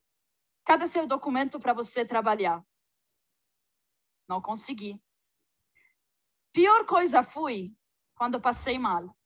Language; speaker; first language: Portuguese; non-native, fluent; Arabic